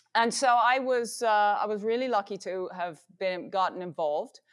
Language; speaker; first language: English; native; English